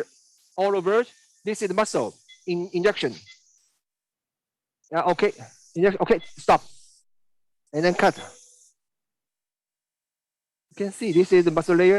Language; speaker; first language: English; non-native, learner; Chinese